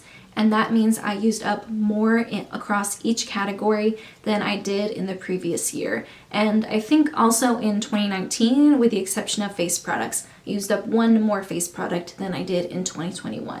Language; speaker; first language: English; native; English